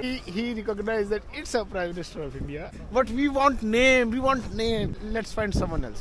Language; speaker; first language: English; non-native, local second language; Hindi